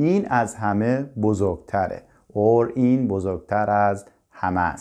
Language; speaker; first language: Persian; native; Persian